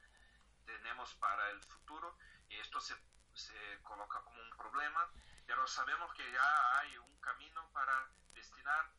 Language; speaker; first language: Spanish; non-native, fluent; Portuguese